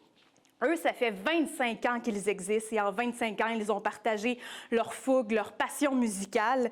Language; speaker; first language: French; native; French